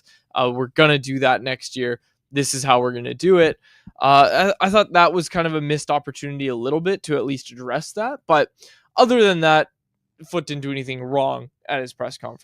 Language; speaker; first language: English; native; English